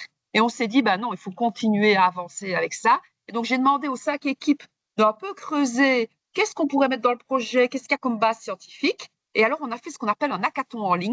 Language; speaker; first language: French; native; French